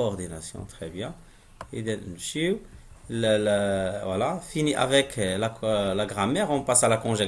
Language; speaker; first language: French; non-native, local second language; Arabic